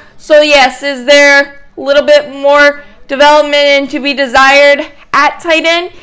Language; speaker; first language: English; native; English